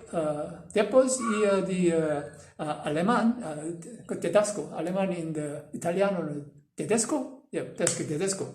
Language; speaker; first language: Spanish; non-native, learner; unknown